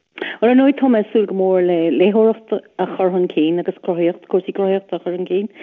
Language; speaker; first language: Irish; non-native, local second language; English